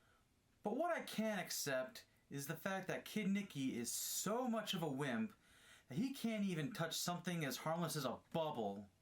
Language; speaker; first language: English; native; English